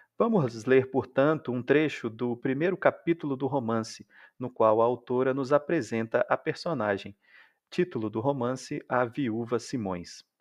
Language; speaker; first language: Portuguese; native; Portuguese